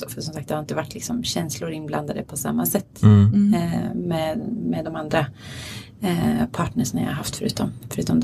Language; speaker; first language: Swedish; native; Swedish